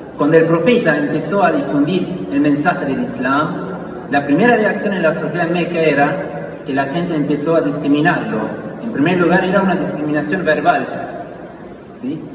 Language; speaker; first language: Spanish; non-native, fluent; German